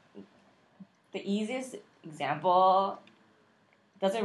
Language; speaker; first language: English; native; English